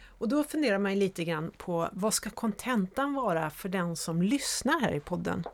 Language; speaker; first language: Swedish; native; Swedish